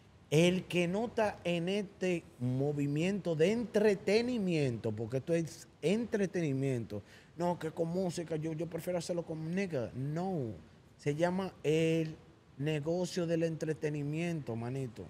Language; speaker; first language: Spanish; native; Spanish